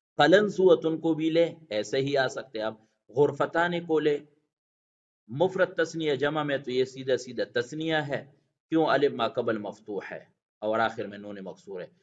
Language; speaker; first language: Urdu; non-native, local second language; Pashto